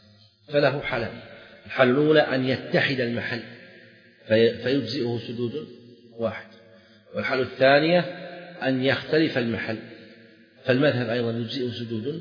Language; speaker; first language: Arabic; native; Arabic